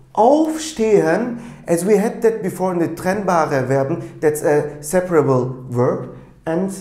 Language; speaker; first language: English; non-native, fluent; Turkish